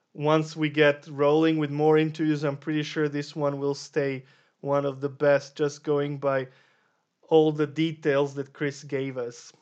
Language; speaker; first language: English; non-native, fluent; Serbian